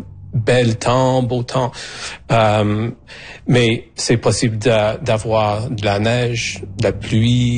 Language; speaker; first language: French; non-native, fluent; English